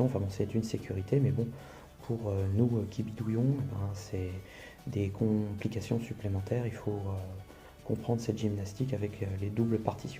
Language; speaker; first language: French; native; French